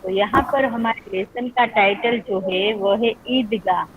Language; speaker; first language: Hindi; non-native, local second language; Gujarati